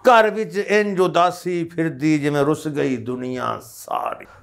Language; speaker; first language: Urdu; non-native, local second language; Punjabi